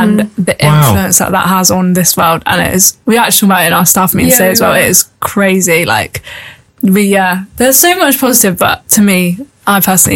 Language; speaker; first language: English; native; English